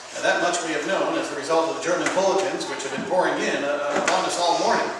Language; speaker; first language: English; native; English